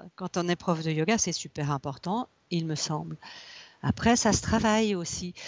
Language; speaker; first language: French; native; French